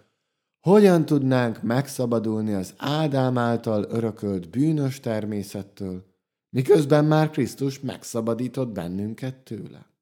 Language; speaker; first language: Hungarian; native; Hungarian